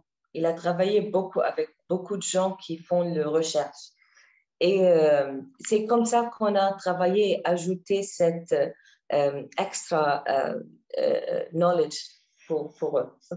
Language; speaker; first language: French; non-native, learner; Arabic